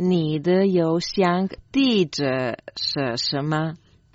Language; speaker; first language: Chinese; non-native, fluent; Croatian